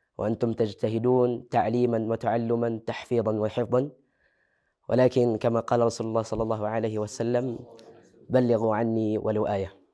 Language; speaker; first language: Arabic; non-native, learner; Indonesian